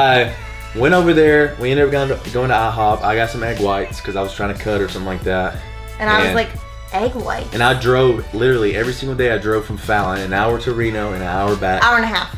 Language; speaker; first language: English; native; English